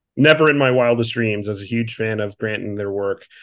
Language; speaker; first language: English; native; English